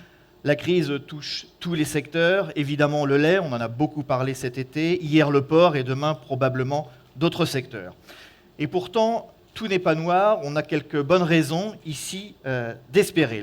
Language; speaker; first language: French; native; French